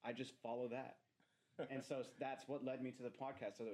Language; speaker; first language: English; native; English